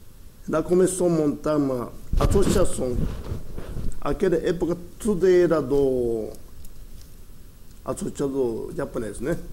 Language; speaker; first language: Portuguese; early bilingual, other home language; Japanese